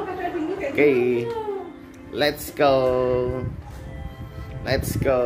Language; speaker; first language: English; non-native, learner; Indonesian